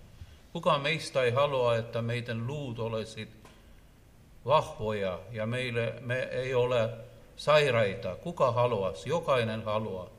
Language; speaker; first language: Finnish; non-native, learner; Russian